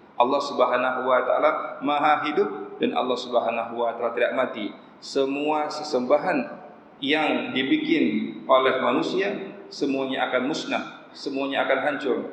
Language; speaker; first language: Malay; non-native, local second language; Achinese